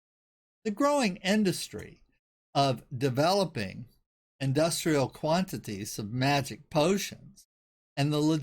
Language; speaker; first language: English; native; English